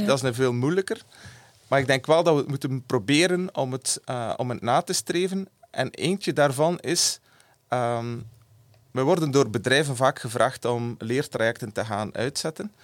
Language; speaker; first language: Dutch; native; Dutch